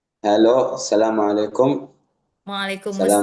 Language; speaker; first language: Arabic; native; Arabic